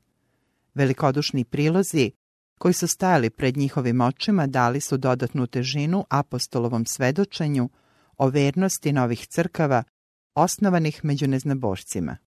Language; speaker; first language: Serbian; native; Serbian